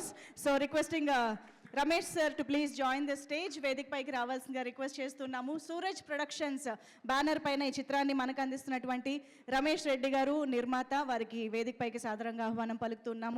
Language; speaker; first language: Telugu; native; Telugu